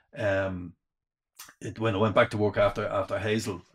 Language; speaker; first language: English; native; English